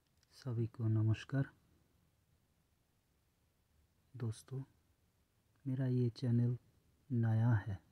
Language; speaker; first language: Hindi; non-native, local second language; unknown